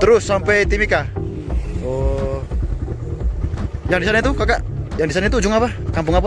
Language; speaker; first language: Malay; non-native, local second language; Javanese